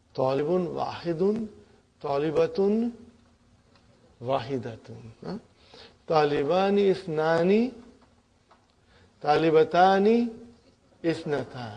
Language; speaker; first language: Arabic; non-native, fluent; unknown